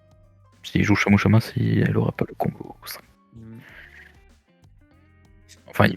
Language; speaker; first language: French; native; French